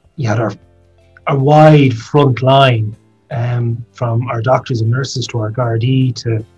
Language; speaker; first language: English; native; English